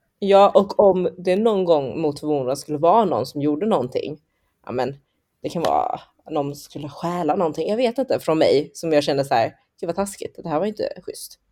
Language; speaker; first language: Swedish; early bilingual, other home language; Chinese